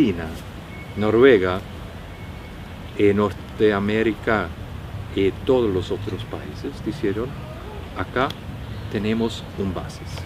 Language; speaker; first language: Spanish; non-native, fluent; Norwegian